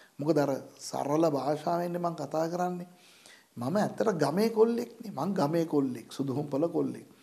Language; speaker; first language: Sinhala; non-native, local second language; Tamil